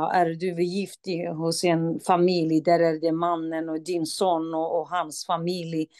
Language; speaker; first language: Swedish; non-native, fluent; Kurdish